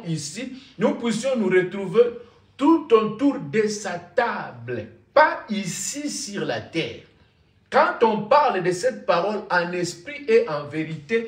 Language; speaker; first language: French; non-native, local second language; Lingala